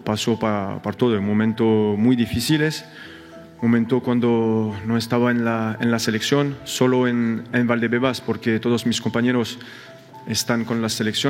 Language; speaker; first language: Spanish; non-native, fluent; French